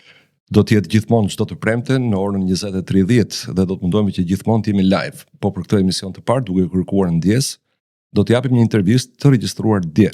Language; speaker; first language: Albanian; native; Albanian